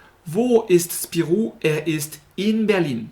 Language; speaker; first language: German; non-native, fluent; French